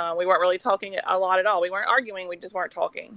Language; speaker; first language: English; native; English